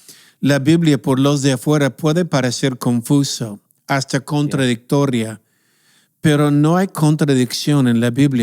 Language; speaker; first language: Spanish; non-native, fluent; English